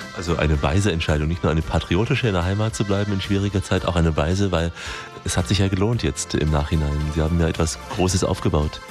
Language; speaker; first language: German; native; German